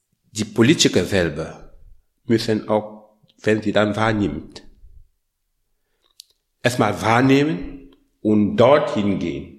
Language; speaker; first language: German; non-native, learner; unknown